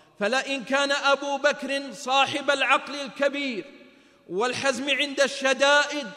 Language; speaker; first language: Arabic; native; Arabic